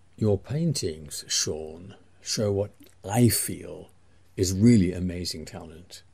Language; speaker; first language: English; native; English